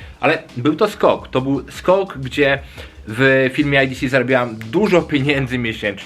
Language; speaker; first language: Polish; native; Polish